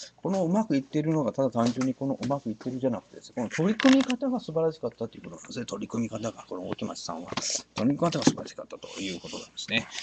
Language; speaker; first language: Japanese; native; Japanese